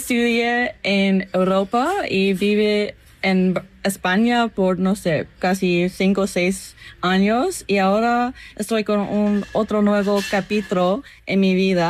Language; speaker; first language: Spanish; non-native, learner; English